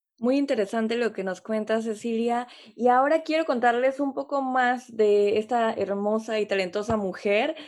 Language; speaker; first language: Spanish; native; Spanish